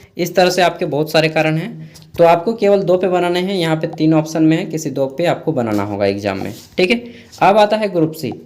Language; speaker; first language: Hindi; non-native, local second language; Magahi